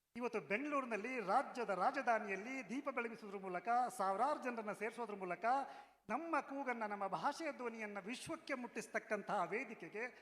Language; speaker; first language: Kannada; non-native, local second language; Konkani